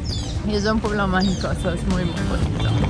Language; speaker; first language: Spanish; non-native, learner; English